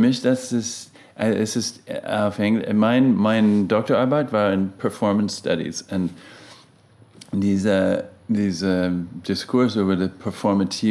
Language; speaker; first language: German; non-native, learner; English